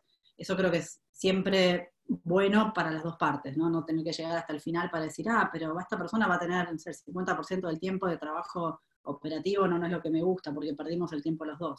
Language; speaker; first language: Spanish; native; Spanish